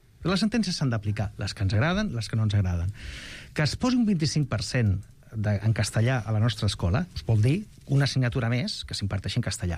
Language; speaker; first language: Catalan; non-native, local second language; Spanish